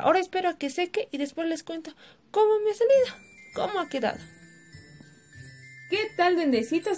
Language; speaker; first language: Spanish; native; Spanish